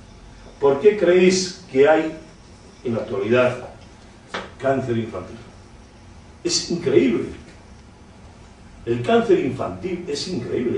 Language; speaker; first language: Spanish; native; Spanish